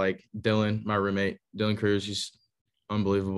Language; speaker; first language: English; native; English